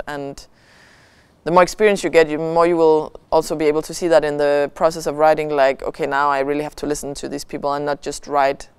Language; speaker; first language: English; non-native, fluent; Danish